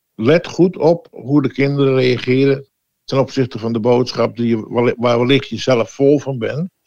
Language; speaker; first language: Dutch; native; Dutch